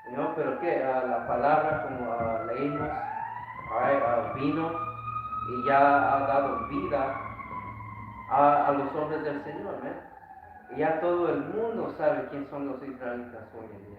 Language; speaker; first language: Spanish; early bilingual, heritage; Spanish